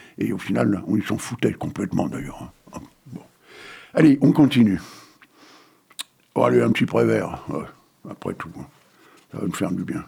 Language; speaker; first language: French; native; French